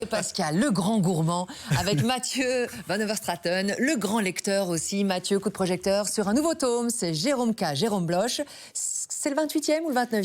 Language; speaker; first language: French; native; French